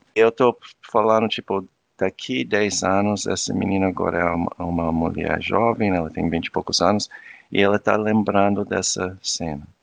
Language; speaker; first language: Portuguese; non-native, fluent; English